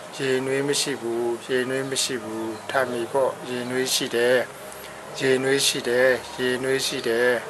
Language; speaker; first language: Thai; non-native, fluent; Burmese